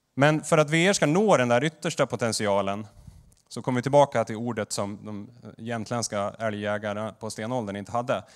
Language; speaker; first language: Swedish; native; Swedish